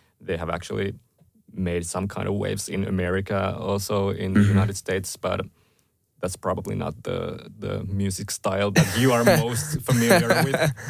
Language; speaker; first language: English; non-native, fluent; Finnish